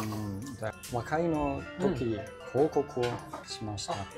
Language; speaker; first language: Japanese; non-native, learner; Chinese